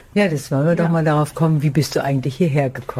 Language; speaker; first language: German; native; German